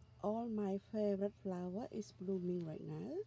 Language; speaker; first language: English; non-native, learner; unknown